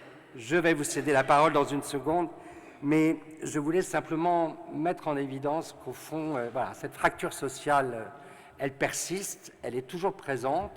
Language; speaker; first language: French; native; French